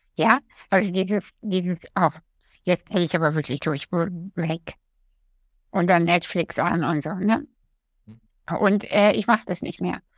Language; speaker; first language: German; early bilingual, other home language; Russian